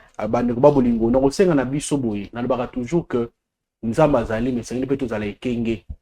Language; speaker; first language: Lingala; native; Lingala